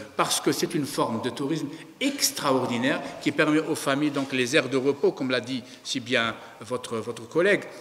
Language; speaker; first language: French; non-native, local second language; Arabic